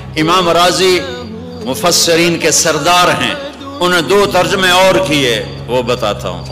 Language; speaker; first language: Urdu; non-native, local second language; Punjabi